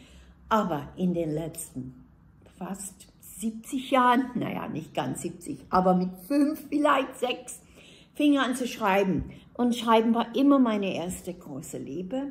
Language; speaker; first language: German; non-native, fluent; English